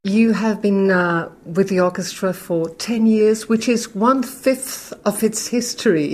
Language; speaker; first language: English; non-native, fluent; Portuguese